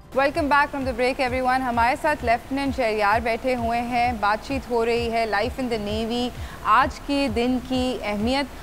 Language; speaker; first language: Urdu; native; Urdu